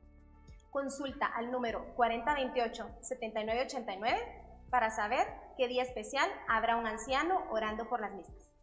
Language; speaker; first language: Spanish; native; Spanish